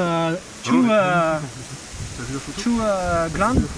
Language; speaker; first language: English; non-native, learner; French